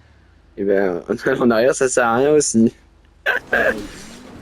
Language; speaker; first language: French; native; French